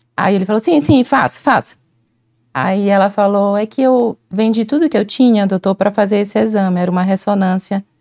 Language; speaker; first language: Portuguese; native; Portuguese